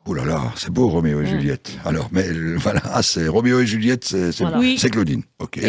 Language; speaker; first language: French; native; French